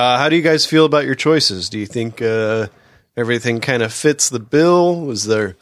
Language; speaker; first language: English; native; English